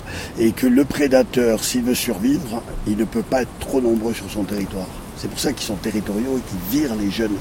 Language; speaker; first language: French; native; French